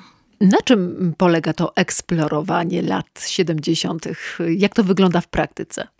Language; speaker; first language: Polish; native; Polish